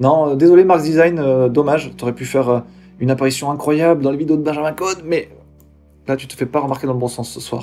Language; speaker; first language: French; native; French